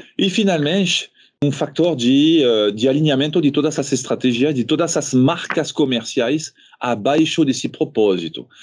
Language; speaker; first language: Portuguese; non-native, fluent; French